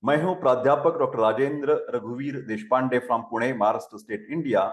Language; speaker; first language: Hindi; non-native, local second language; Marathi